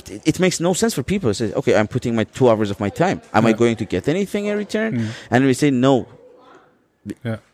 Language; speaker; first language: English; non-native, fluent; Azerbaijani